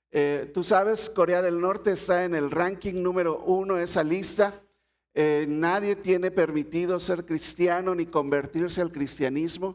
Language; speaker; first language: Spanish; native; Spanish